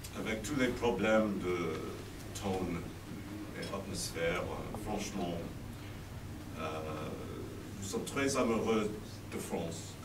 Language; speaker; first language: French; non-native, fluent; English